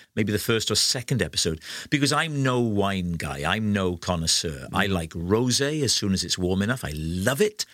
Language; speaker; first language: English; native; English